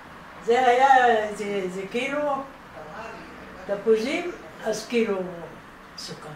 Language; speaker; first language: Hebrew; non-native, fluent; Arabic